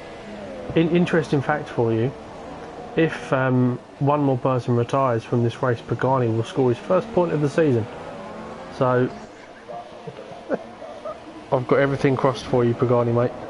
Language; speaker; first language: English; native; English